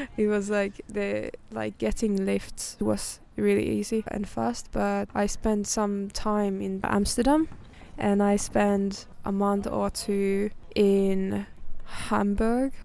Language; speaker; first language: English; non-native, fluent; Finnish